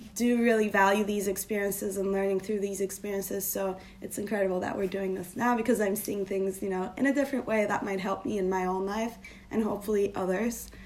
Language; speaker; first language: English; non-native, fluent; Turkish